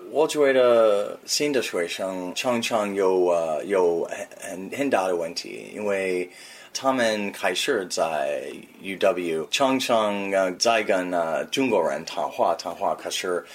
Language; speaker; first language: Chinese; non-native, learner; English